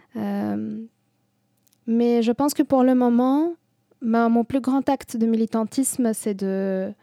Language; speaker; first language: French; non-native, fluent; Arabic